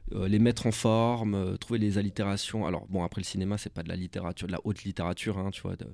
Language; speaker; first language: French; native; French